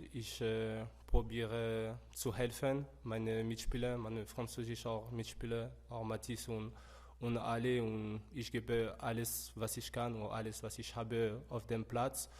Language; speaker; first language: German; non-native, learner; French